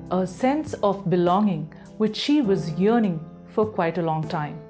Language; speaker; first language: English; non-native, local second language; Malayalam